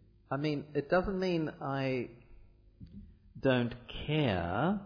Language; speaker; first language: English; early bilingual, other home language; Italian